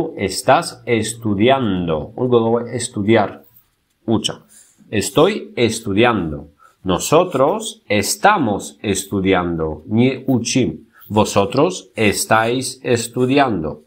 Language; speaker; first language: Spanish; non-native, fluent; Bulgarian